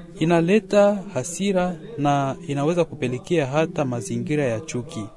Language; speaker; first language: Swahili; non-native, local second language; Kinyarwanda